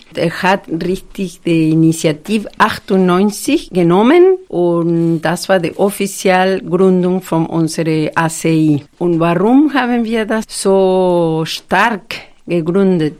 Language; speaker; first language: German; non-native, fluent; Spanish